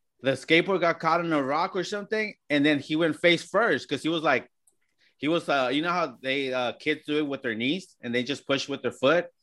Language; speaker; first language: English; early bilingual, other home language; Spanish